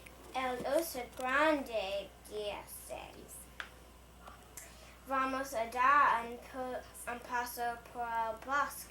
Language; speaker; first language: Spanish; non-native, learner; English